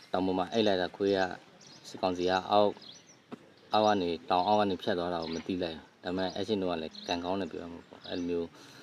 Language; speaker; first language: Burmese; native; Burmese